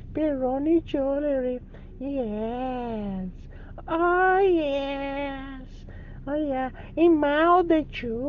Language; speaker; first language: English; non-native, learner; Portuguese